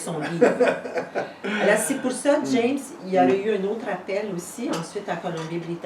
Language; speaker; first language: French; native; French